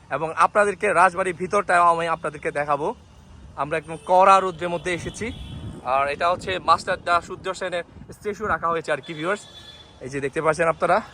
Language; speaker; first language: Bangla; native; Bangla